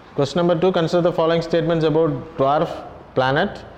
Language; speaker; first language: English; non-native, local second language; Tamil